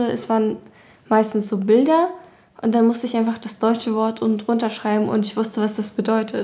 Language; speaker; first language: German; early bilingual, other home language; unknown